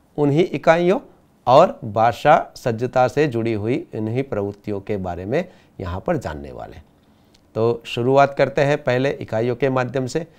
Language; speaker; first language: Hindi; non-native, local second language; Gujarati